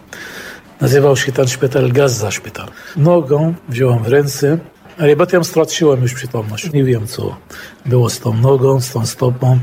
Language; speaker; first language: Polish; non-native, fluent; Arabic